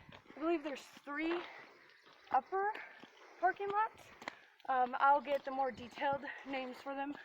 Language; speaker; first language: English; native; English